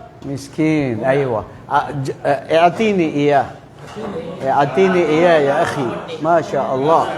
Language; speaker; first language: Arabic; non-native, fluent; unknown